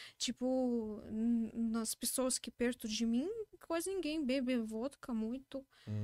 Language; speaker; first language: Portuguese; non-native, learner; Russian